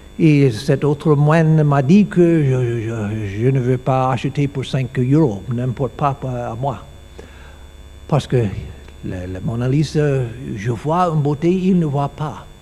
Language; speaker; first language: French; non-native, learner; English